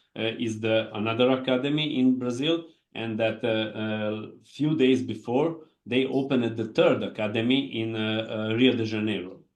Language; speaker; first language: English; non-native, fluent; Hungarian